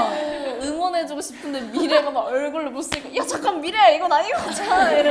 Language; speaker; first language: Korean; native; Korean